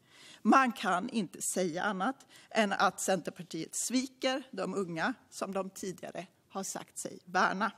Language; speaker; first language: Swedish; native; Swedish